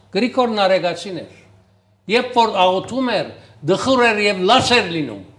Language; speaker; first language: Armenian; early bilingual, heritage; Armenian